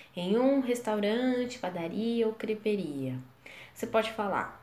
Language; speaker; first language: French; non-native, fluent; Portuguese